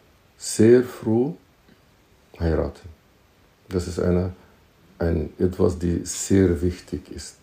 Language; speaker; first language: German; non-native, fluent; Arabic